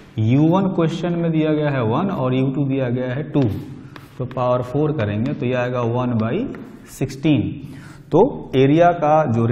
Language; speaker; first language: Hindi; native; Hindi